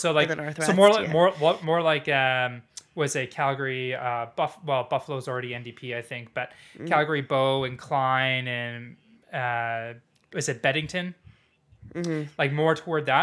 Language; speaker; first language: English; native; English